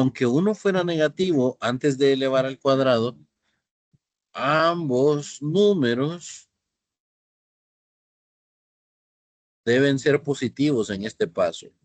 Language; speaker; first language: Spanish; native; Spanish